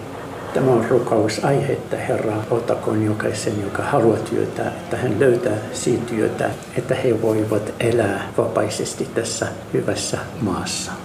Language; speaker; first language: Finnish; non-native, fluent; Arabic